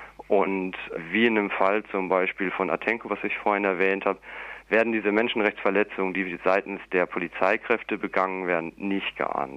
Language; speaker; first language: German; native; German